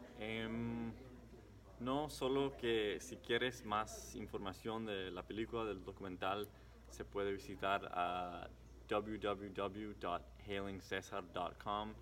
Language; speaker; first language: Spanish; early bilingual, heritage; English